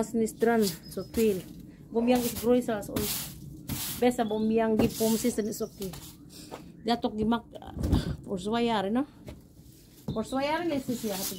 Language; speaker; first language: German; non-native, learner; Filipino